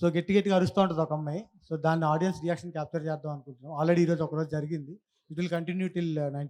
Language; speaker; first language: Telugu; native; Telugu